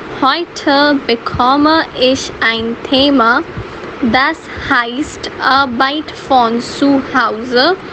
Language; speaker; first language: German; non-native, fluent; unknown